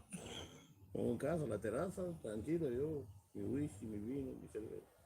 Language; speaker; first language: Spanish; non-native, learner; Romanian